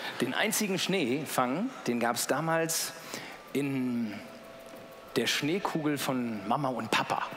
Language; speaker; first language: German; native; German